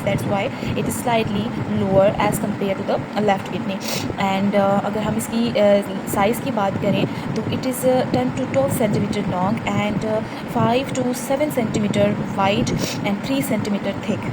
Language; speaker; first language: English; non-native, local second language; Hindi